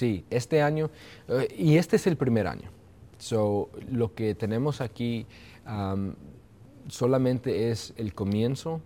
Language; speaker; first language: Spanish; early bilingual, heritage; Spanish